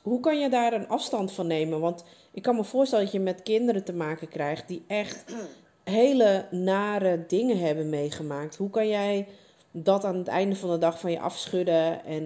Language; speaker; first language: Dutch; native; Dutch